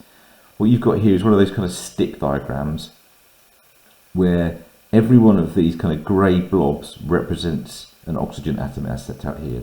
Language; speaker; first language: English; native; English